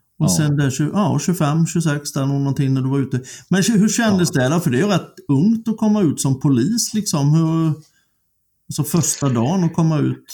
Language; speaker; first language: Swedish; native; Swedish